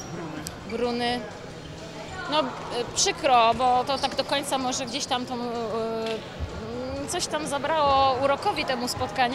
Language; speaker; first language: Polish; native; Polish